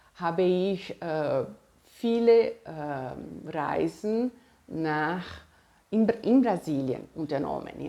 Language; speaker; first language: German; non-native, fluent; Portuguese